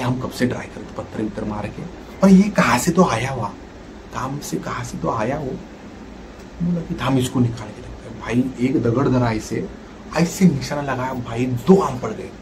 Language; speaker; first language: Hindi; non-native, local second language; Marathi